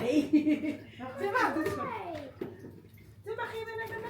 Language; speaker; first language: Dutch; non-native, learner; Filipino